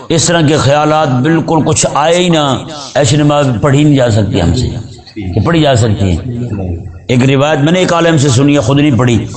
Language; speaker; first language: Urdu; non-native, local second language; Punjabi